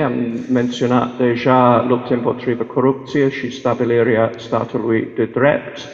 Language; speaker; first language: Romanian; non-native, fluent; English